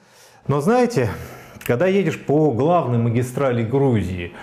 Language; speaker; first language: Russian; native; Russian